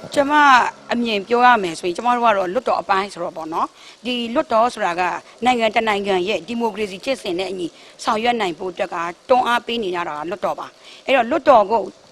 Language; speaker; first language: Burmese; non-native, local second language; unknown